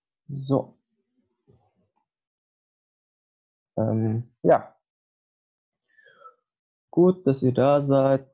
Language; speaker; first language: German; non-native, fluent; Indonesian